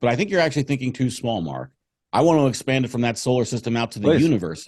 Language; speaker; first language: English; native; English